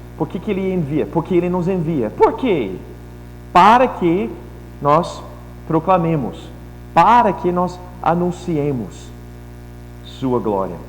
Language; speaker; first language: Portuguese; non-native, fluent; English